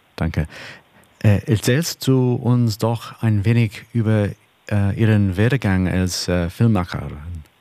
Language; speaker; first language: German; non-native, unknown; English